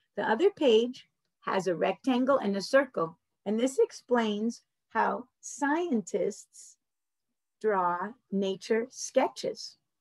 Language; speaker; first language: English; native; English